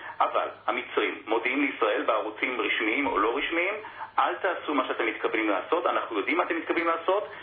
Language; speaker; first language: Hebrew; native; Hebrew